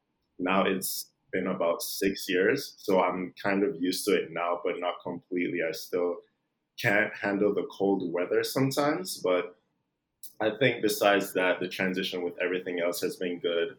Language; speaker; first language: English; non-native, local second language; Jamaican Creole English